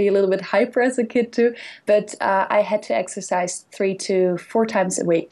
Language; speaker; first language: English; non-native, fluent; Dutch